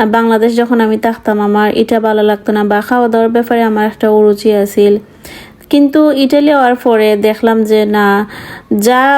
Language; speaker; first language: Bangla; non-native, local second language; Sylheti